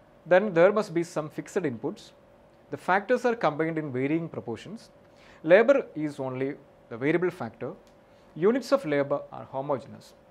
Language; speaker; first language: English; non-native, local second language; Malayalam